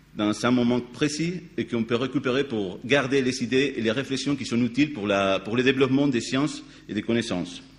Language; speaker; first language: French; non-native, fluent; Spanish